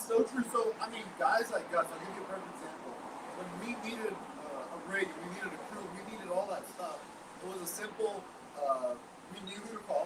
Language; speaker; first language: English; native; English